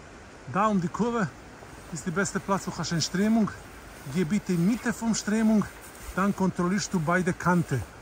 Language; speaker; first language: German; non-native, learner; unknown